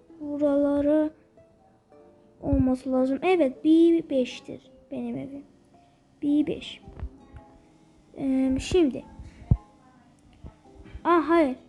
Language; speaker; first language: Turkish; early bilingual, heritage; Turkish